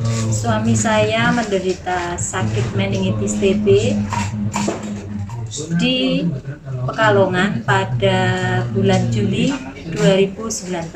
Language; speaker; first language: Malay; non-native, local second language; Javanese